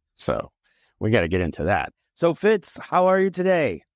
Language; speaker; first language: English; native; English